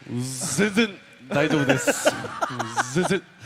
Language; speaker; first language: Japanese; non-native, fluent; Korean